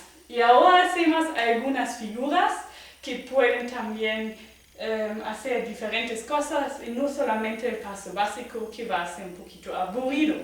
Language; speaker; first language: Spanish; non-native, fluent; German